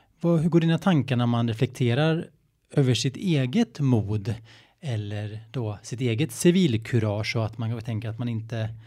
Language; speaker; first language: Swedish; native; Swedish